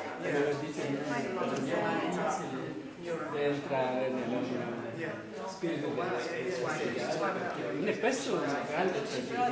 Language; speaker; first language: Italian; non-native, learner; English